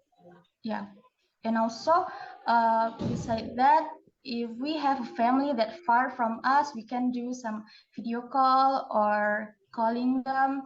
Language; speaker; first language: English; non-native, learner; Indonesian